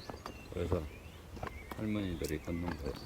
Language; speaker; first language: Korean; native; Korean